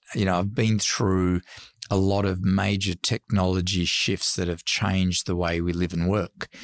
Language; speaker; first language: English; early bilingual, other home language; Arabic